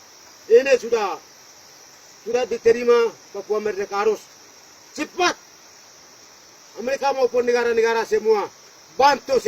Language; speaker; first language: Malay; non-native, local second language; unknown